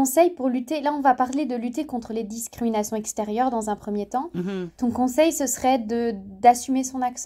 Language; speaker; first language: French; native; French